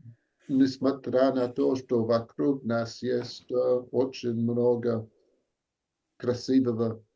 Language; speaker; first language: Russian; non-native, learner; English